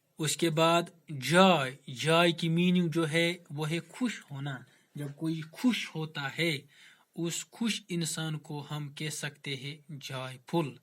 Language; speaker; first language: Urdu; non-native, local second language; Kashmiri